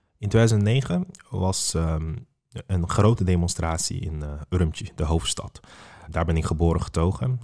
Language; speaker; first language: Dutch; non-native, fluent; Uyghur